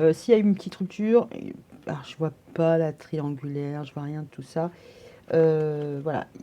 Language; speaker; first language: French; native; French